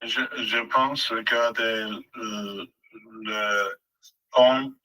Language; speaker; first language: French; non-native, learner; English